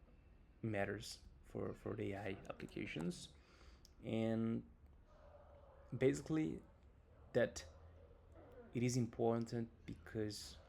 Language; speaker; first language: English; non-native, fluent; Portuguese